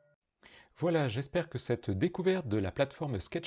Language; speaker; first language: French; native; French